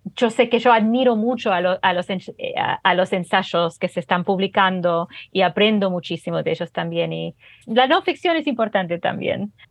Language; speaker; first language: Spanish; early bilingual, heritage; Spanish